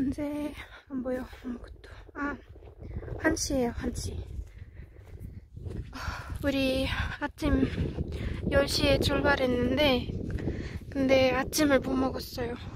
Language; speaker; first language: Korean; non-native, learner; Kazakh